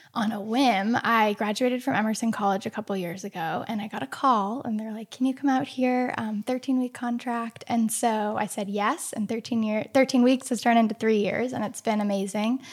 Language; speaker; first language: English; early bilingual, other home language; Portuguese